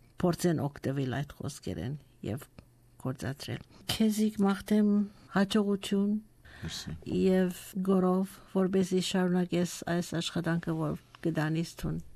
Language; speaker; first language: Armenian; early bilingual, heritage; Armenian